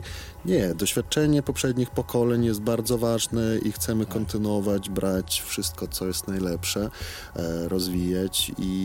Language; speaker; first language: Polish; non-native, fluent; Belarusian